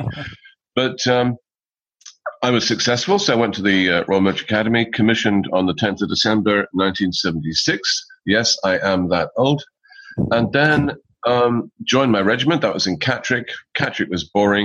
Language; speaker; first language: English; native; English